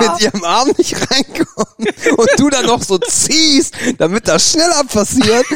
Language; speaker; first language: German; native; German